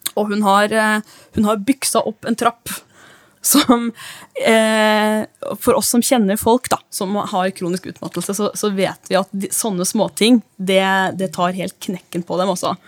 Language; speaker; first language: Norwegian; native; Norwegian